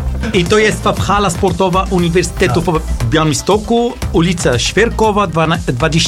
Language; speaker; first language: Polish; non-native, learner; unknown